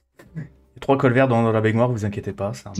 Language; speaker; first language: French; native; French